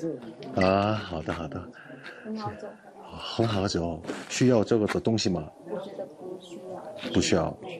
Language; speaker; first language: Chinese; non-native, learner; Korean